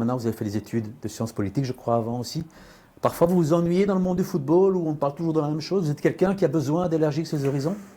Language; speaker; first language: French; native; French